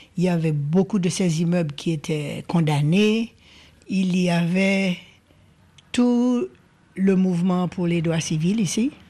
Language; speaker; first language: French; non-native, local second language; Haitian Creole